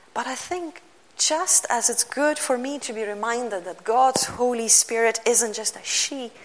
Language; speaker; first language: English; non-native, fluent; Lithuanian